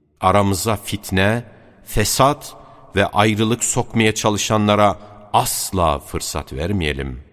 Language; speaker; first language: Turkish; native; Turkish